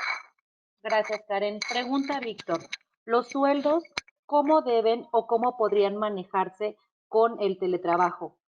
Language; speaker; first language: Spanish; native; Spanish